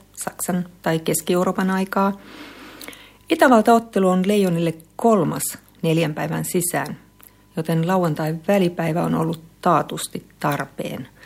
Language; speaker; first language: Finnish; native; Finnish